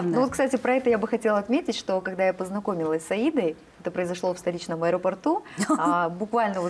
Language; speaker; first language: Russian; native; Russian